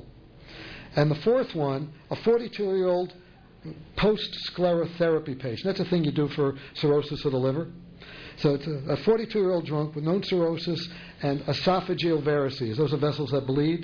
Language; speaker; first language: English; native; English